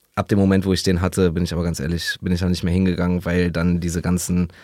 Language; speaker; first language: German; native; German